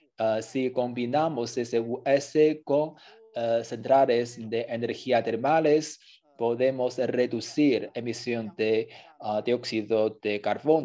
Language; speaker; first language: Spanish; non-native, fluent; Chinese